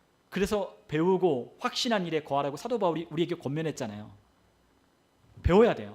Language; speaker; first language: Korean; native; Korean